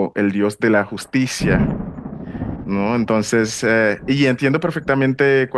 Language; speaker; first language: Spanish; non-native, fluent; English